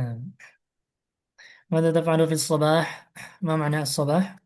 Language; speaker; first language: Arabic; non-native, fluent; Indonesian